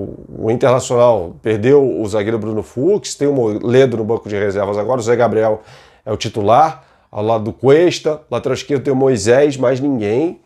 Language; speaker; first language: Portuguese; native; Portuguese